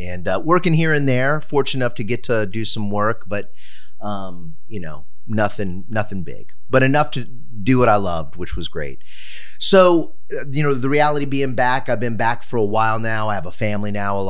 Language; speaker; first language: English; native; English